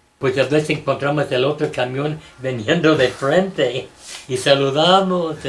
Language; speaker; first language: Spanish; non-native, fluent; English